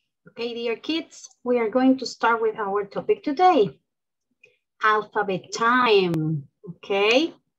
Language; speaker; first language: English; non-native, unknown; Spanish